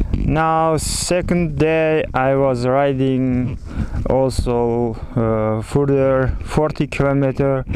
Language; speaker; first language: English; non-native, learner; Kazakh